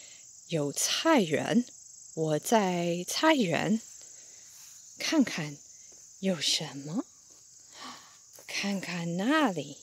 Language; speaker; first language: Chinese; non-native, fluent; English